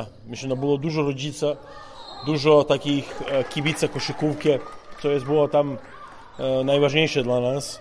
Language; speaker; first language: Polish; non-native, learner; Serbian